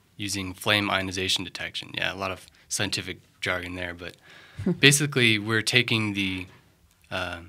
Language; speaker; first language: English; native; English